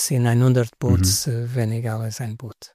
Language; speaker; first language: German; non-native, learner; Portuguese